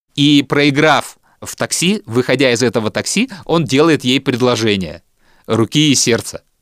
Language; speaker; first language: Russian; native; Russian